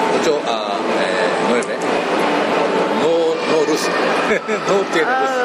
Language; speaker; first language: Spanish; non-native, learner; Japanese